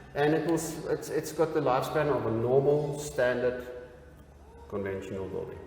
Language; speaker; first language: English; non-native, local second language; Afrikaans